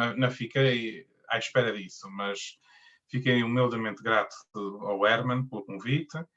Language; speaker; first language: Portuguese; early bilingual, heritage; Portuguese